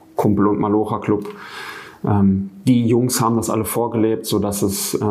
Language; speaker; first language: German; native; German